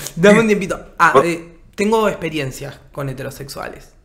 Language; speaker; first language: Spanish; native; Spanish